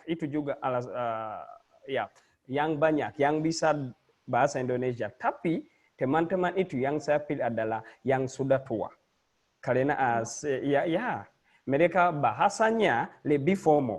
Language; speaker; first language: Indonesian; non-native, learner; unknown